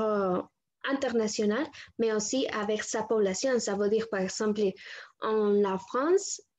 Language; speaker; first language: French; non-native, learner; Spanish